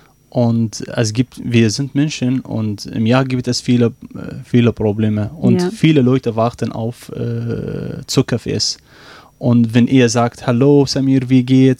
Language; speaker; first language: German; non-native, learner; Arabic